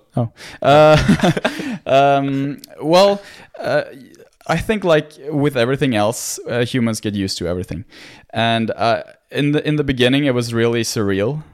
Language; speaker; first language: English; non-native, fluent; Norwegian